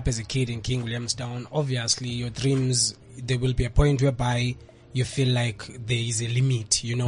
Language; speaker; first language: English; non-native, local second language; Xhosa